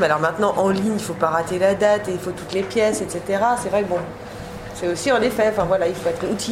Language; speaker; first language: French; native; French